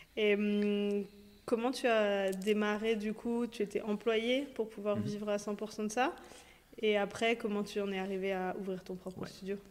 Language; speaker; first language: French; native; French